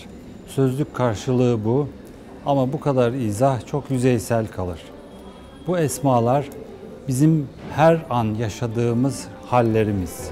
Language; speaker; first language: Turkish; native; Turkish